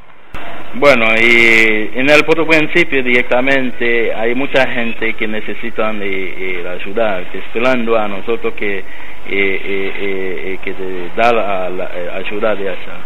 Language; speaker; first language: Spanish; non-native, learner; Haitian Creole